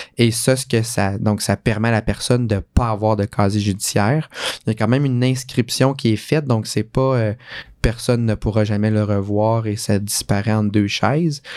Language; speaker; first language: French; native; French